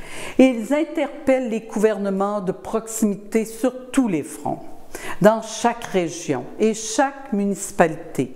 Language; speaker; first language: French; native; French